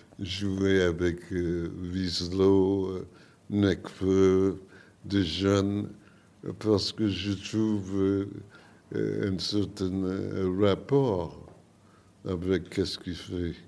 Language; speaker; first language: French; non-native, learner; English